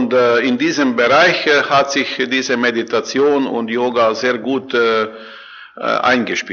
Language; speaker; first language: German; non-native, learner; Croatian